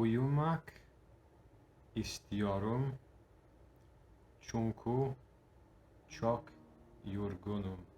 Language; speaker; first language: Turkish; non-native, learner; English